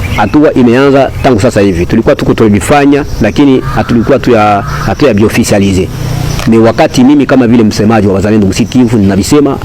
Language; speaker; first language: Swahili; native; Swahili